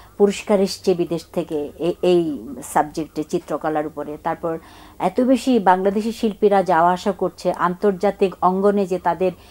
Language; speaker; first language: Bangla; non-native, local second language; Chakma